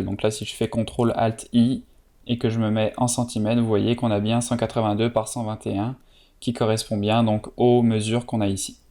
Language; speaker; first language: French; native; French